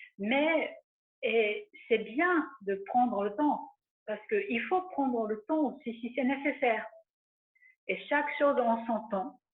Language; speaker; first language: French; non-native, fluent; Japanese